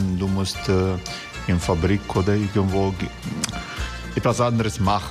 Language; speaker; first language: German; non-native, learner; Croatian